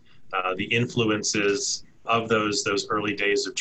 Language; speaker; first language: English; native; English